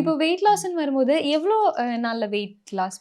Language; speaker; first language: Tamil; native; Tamil